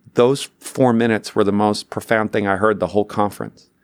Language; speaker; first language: English; native; English